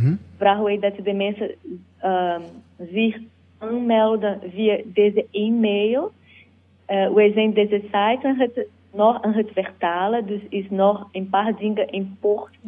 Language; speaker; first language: Dutch; non-native, learner; Portuguese